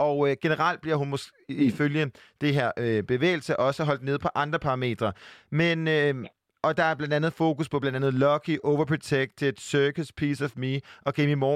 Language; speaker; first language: Danish; native; Danish